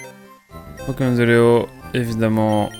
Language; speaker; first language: French; native; French